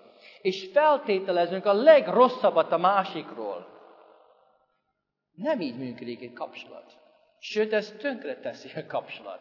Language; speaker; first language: Hungarian; non-native, fluent; English